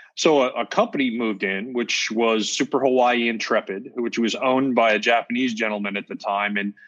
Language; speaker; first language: English; native; English